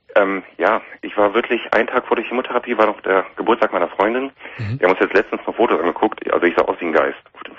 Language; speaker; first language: German; native; German